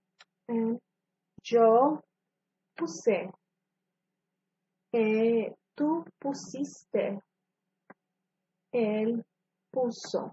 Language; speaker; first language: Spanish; non-native, fluent; English